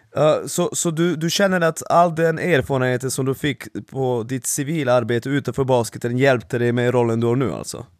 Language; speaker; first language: Swedish; non-native, fluent; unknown